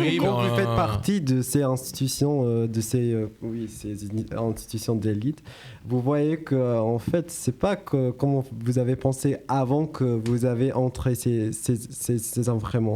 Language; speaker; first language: French; non-native, learner; English